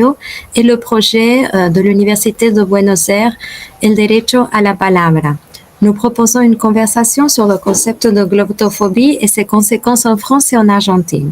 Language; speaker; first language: French; non-native, fluent; Spanish